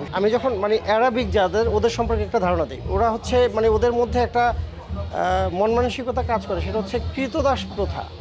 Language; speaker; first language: Bangla; native; Bangla